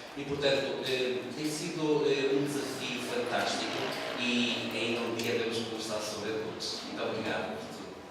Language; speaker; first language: Portuguese; native; Portuguese